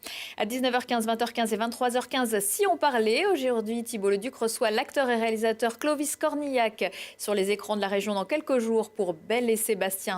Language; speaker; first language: French; native; French